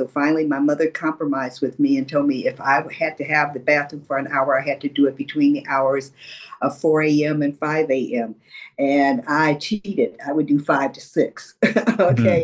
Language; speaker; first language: English; native; English